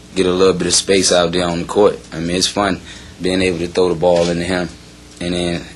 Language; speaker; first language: English; native; English